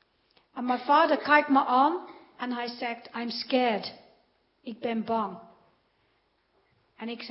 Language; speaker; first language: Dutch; non-native, fluent; English